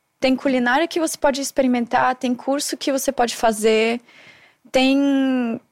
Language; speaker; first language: Portuguese; non-native, fluent; German